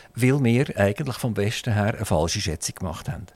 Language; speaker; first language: German; native; German